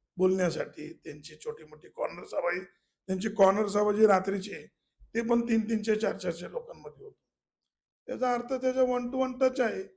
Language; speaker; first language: Marathi; non-native, local second language; Malayalam